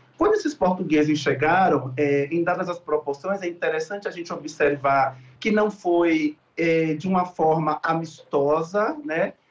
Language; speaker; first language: Portuguese; native; Portuguese